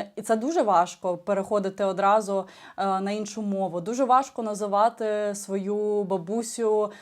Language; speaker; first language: Ukrainian; non-native, local second language; Russian